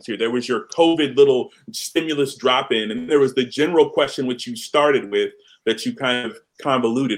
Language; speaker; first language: English; native; English